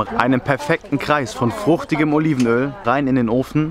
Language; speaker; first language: German; native; German